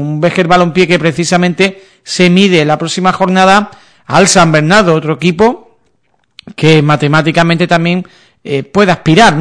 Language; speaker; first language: Spanish; native; Spanish